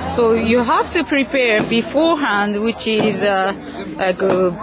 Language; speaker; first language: English; non-native, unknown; Japanese